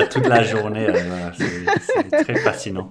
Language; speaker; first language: French; non-native, fluent; English